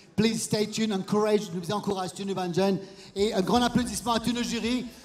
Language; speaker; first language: French; non-native, local second language; Morisyen